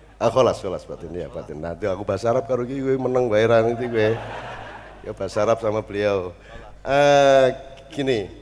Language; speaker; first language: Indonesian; non-native, local second language; Javanese